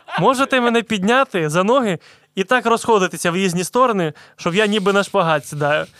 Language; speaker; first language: Ukrainian; non-native, local second language; Russian